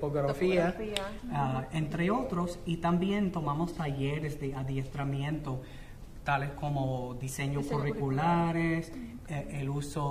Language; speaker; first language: Spanish; non-native, fluent; English